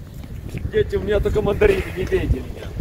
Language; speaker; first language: Russian; native; Russian